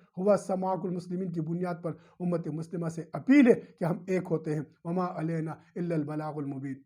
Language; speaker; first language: Urdu; non-native, local second language; Pashto